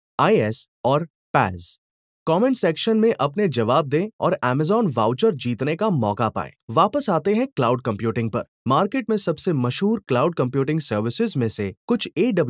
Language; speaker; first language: Hindi; native; Hindi